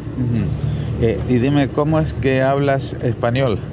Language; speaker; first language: Spanish; native; Spanish